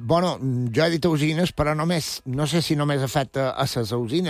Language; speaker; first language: Catalan; native; Catalan